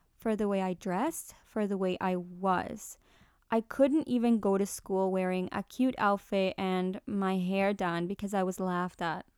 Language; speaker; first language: English; early bilingual, other home language; Spanish